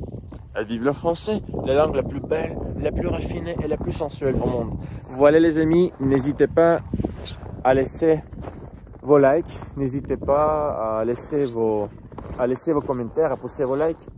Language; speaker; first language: French; non-native, fluent; Russian